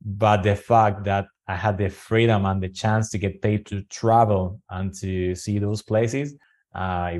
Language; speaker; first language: English; non-native, fluent; Spanish